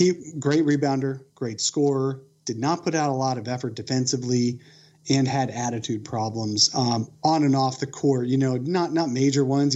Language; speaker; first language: English; native; English